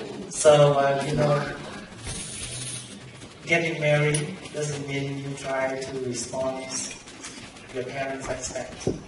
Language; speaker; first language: English; non-native, fluent; Vietnamese